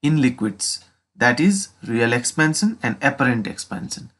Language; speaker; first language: English; non-native, local second language; Nepali